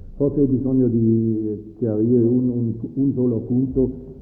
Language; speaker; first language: Italian; non-native, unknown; German